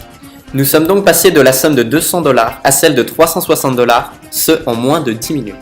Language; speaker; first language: French; native; French